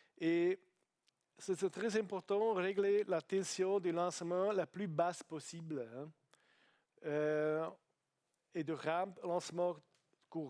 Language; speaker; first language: French; non-native, learner; Italian